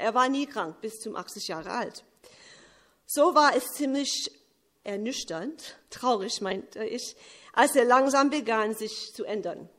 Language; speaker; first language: German; early bilingual, heritage; English